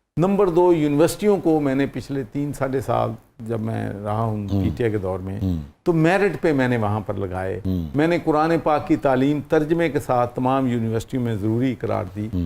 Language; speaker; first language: Urdu; non-native, local second language; Punjabi